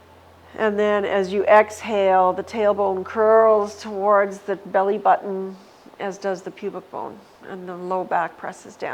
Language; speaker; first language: English; native; English